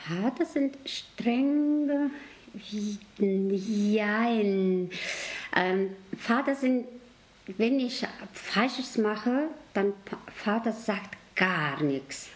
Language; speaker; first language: German; non-native, learner; Mongolian